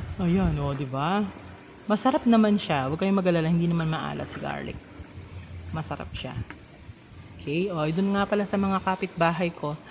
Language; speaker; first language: Filipino; non-native, local second language; Pampanga